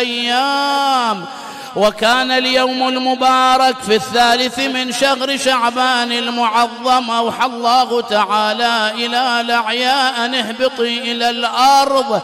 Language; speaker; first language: Arabic; native; Arabic